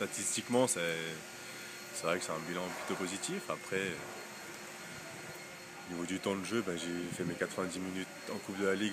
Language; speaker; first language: French; native; French